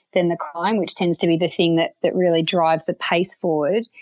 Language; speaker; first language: English; native; English